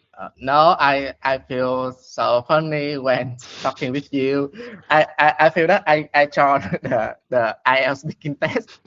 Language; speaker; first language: English; non-native, learner; Vietnamese